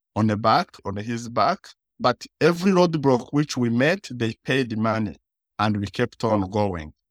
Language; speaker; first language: English; early bilingual, other home language; Kinyarwanda